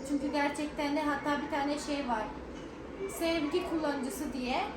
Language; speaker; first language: Turkish; native; Turkish